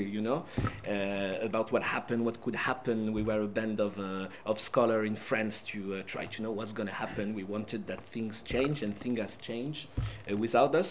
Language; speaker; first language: English; non-native, fluent; French